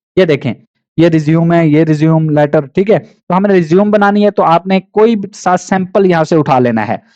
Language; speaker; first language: Urdu; non-native, local second language; Punjabi